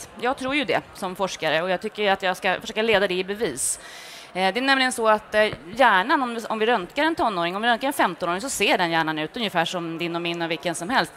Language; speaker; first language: Swedish; native; Swedish